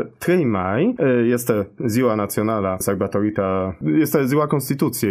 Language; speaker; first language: Romanian; non-native, fluent; Polish